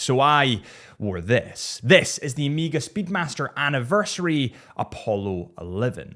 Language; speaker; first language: English; native; English